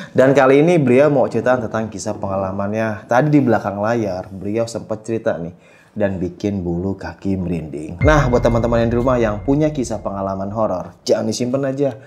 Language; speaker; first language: Indonesian; native; Indonesian